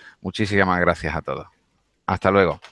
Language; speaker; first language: Spanish; native; Spanish